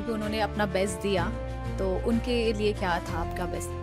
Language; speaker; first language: Hindi; native; Hindi